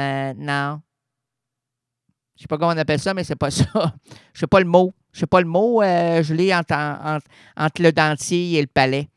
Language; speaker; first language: French; native; French